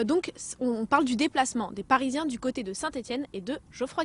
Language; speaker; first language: French; native; French